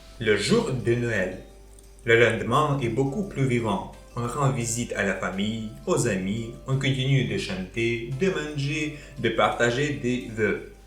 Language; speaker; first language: French; non-native, fluent; Ukrainian